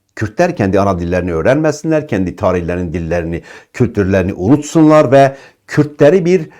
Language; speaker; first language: Turkish; native; Turkish